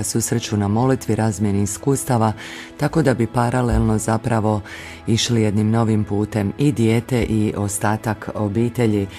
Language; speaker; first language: Croatian; native; Croatian